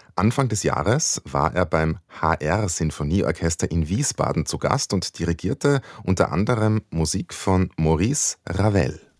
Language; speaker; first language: German; native; German